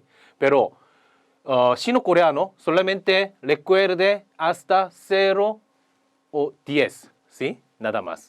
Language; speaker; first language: Spanish; non-native, learner; Korean